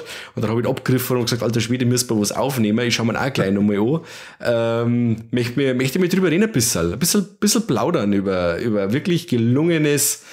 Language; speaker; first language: German; native; German